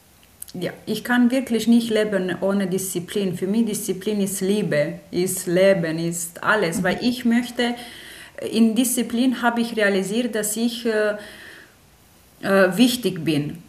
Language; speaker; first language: German; non-native, fluent; Romanian